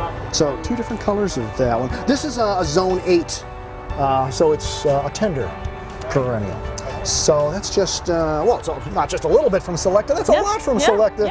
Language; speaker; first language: English; native; English